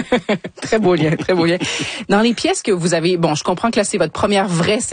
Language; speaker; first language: French; native; French